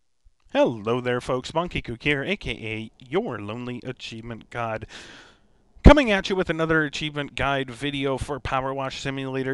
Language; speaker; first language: English; native; English